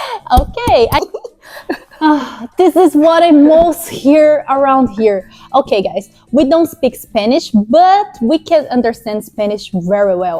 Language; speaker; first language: English; non-native, fluent; Portuguese